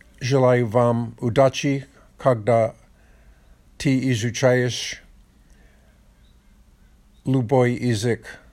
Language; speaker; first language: Russian; non-native, learner; Polish